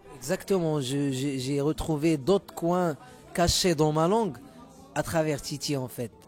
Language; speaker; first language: French; non-native, local second language; Arabic